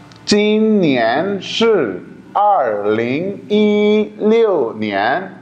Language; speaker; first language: Chinese; non-native, learner; Urdu